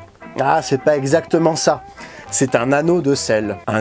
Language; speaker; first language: French; native; French